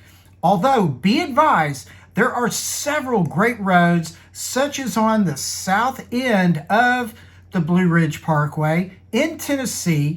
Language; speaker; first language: English; native; English